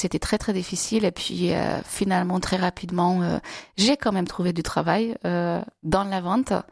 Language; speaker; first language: French; non-native, fluent; Hungarian